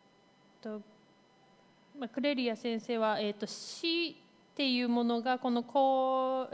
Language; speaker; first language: French; non-native, fluent; Japanese